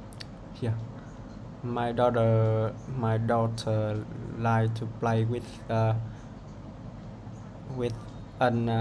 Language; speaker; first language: English; non-native, learner; Vietnamese